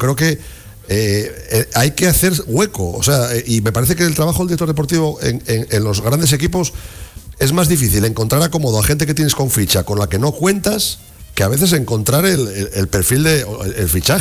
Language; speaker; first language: Spanish; native; Spanish